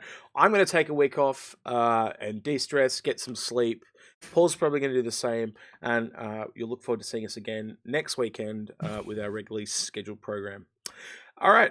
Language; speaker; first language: English; native; English